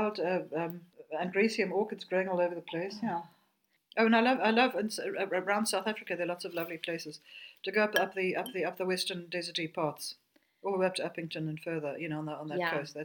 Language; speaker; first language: English; native; English